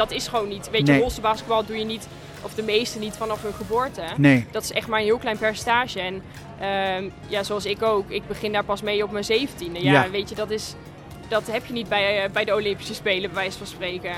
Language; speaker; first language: Dutch; native; Dutch